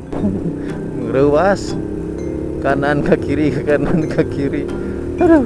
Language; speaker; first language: Indonesian; non-native, local second language; Sundanese